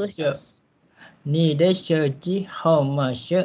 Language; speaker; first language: Chinese; non-native, learner; Malay